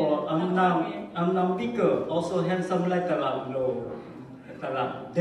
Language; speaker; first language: English; non-native, learner; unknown